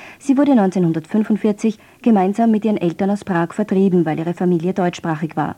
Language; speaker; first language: German; native; German